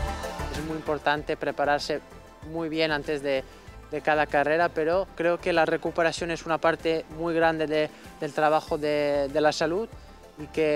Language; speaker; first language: Spanish; non-native, fluent; French